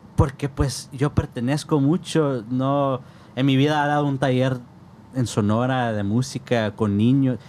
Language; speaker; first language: Spanish; early bilingual, heritage; Spanish